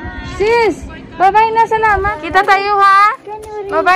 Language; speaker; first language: Filipino; native; Filipino